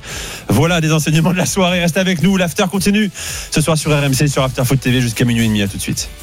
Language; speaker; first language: French; native; French